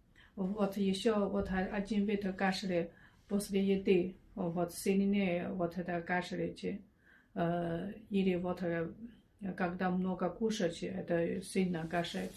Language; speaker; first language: Russian; non-native, learner; Chinese